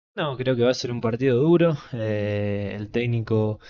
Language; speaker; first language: Spanish; native; Spanish